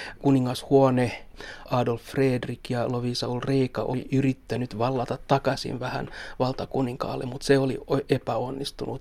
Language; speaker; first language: Finnish; non-native, local second language; Swedish